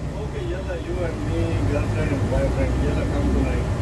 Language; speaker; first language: English; non-native, learner; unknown